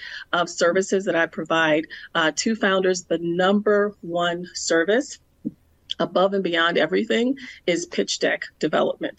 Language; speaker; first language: English; native; English